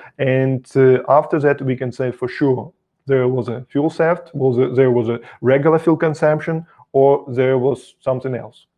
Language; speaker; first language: English; non-native, fluent; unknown